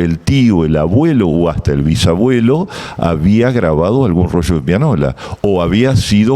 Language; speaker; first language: Spanish; native; Spanish